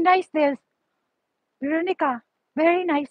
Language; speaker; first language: English; non-native, learner; Filipino